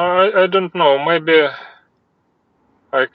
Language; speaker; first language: English; non-native, learner; Russian